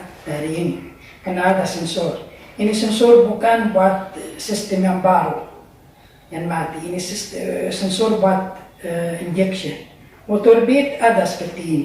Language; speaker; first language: Indonesian; non-native, learner; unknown